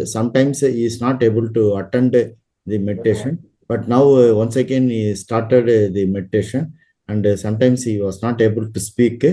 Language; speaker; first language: English; non-native, local second language; Tamil